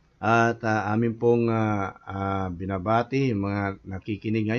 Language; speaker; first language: Filipino; native; Filipino